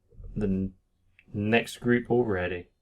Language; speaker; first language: English; native; English